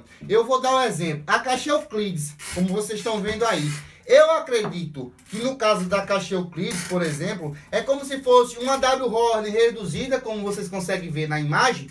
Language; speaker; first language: Portuguese; native; Portuguese